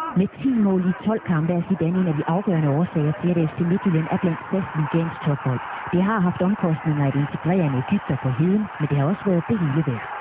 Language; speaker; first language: Danish; native; Danish